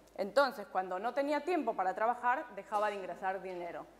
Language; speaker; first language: Spanish; native; Spanish